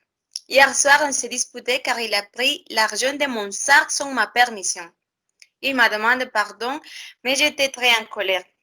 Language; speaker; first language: French; non-native, learner; Spanish